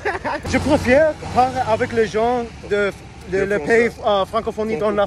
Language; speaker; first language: French; non-native, learner; English